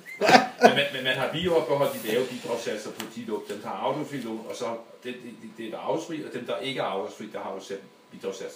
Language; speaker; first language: Danish; native; Danish